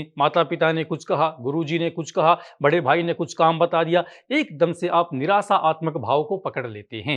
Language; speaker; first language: Hindi; native; Hindi